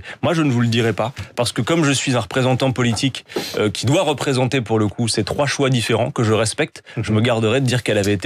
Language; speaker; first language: French; native; French